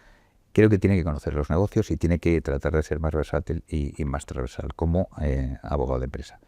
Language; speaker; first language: Spanish; native; Spanish